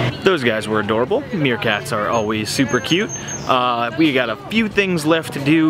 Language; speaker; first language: English; native; English